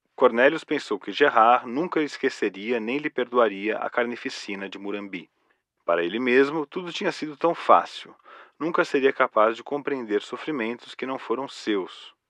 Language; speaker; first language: Portuguese; native; Portuguese